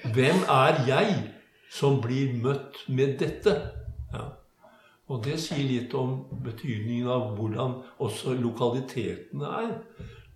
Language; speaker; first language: Norwegian; native; Norwegian